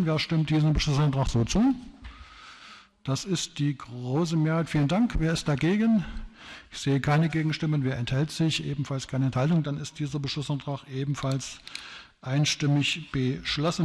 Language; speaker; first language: German; native; German